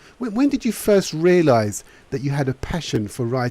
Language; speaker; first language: English; native; English